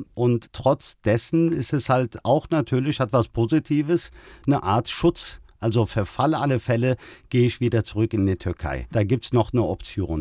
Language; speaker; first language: German; early bilingual, other home language; Turkish